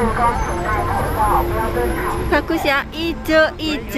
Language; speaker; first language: Chinese; non-native, learner; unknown